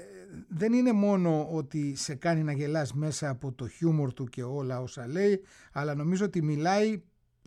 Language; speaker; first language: Greek; native; Greek